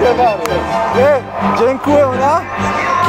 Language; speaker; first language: Polish; non-native, learner; Serbian